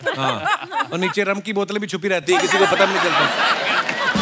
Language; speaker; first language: Hindi; native; Hindi